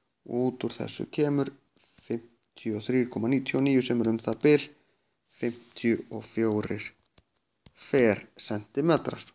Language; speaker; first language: Icelandic; native; Icelandic